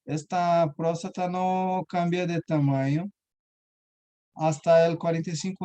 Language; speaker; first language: Spanish; non-native, learner; Portuguese